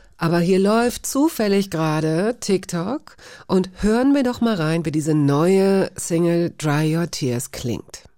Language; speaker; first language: German; native; German